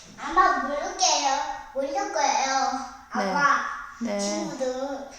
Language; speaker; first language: Korean; early bilingual, heritage; Korean